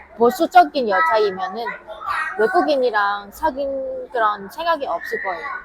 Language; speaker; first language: Korean; non-native, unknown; Vietnamese